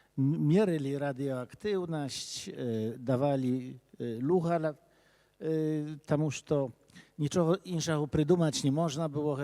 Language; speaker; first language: Polish; early bilingual, other home language; Belarusian